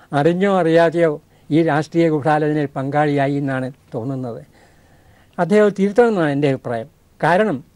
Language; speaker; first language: Malayalam; native; Malayalam